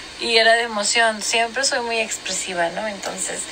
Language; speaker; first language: Spanish; native; Spanish